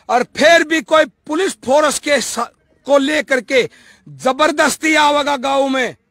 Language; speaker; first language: Hindi; native; Hindi